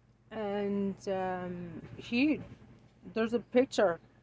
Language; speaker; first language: English; native; English